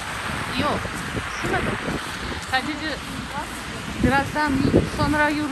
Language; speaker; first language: Turkish; non-native, learner; Russian